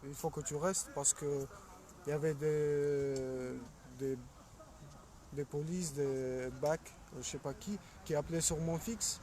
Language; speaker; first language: French; non-native, learner; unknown